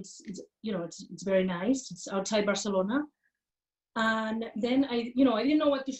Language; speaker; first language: English; non-native, fluent; Spanish